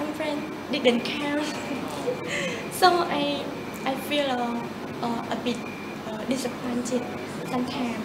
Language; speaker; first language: English; non-native, learner; Khmer